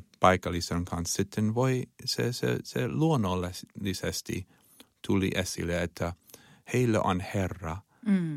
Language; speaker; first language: Finnish; non-native, learner; Chinese